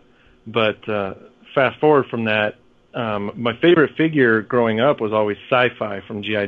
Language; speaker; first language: English; native; English